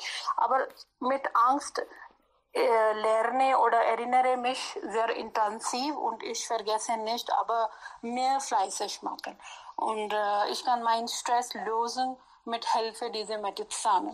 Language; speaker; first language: German; non-native, learner; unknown